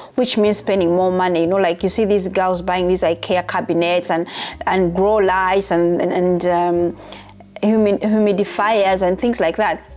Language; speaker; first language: English; non-native, local second language; Ganda